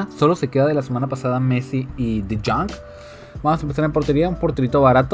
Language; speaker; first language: Spanish; native; Spanish